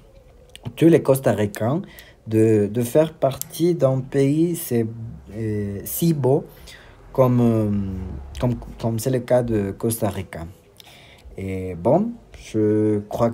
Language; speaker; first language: French; non-native, learner; Spanish